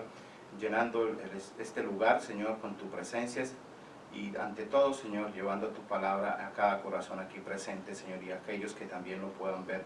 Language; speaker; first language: Spanish; native; Spanish